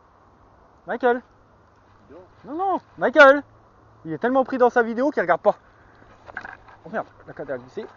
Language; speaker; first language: French; native; French